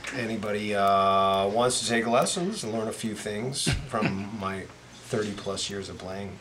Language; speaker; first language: English; native; English